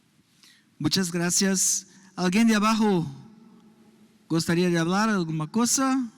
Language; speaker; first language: Spanish; non-native, learner; Portuguese